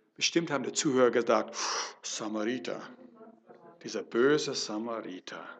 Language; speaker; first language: German; non-native, fluent; English